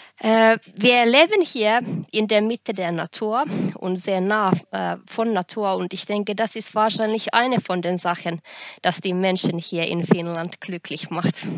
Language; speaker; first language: German; non-native, fluent; Finnish